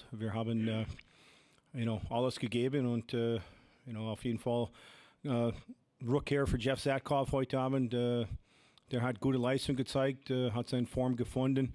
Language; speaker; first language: German; non-native, fluent; English